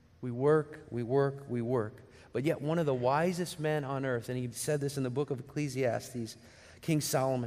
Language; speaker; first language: English; native; English